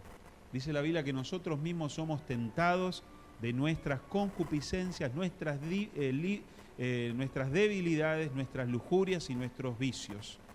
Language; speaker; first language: Spanish; native; Spanish